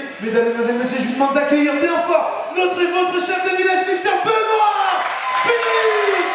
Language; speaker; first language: French; native; French